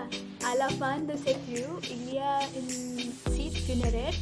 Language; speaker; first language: French; non-native, fluent; Konkani